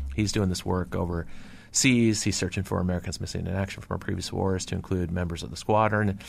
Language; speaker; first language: English; native; English